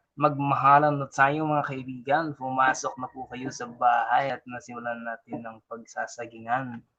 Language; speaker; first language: Filipino; non-native, local second language; Waray